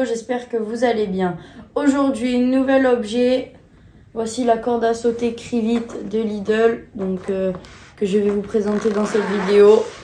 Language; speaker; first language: French; native; French